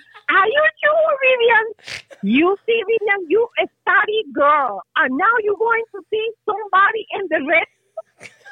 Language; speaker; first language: English; non-native, learner; Spanish